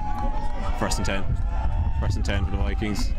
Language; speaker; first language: English; native; English